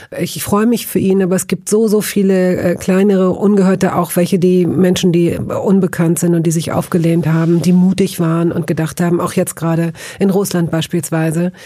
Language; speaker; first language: German; native; German